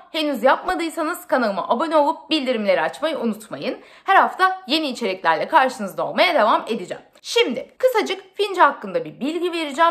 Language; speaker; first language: Turkish; native; Turkish